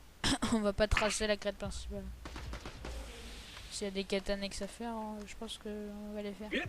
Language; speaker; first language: French; native; French